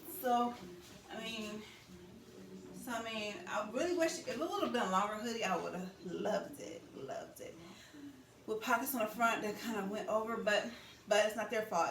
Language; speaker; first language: English; native; English